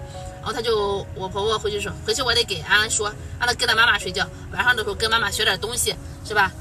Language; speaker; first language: Chinese; native; Chinese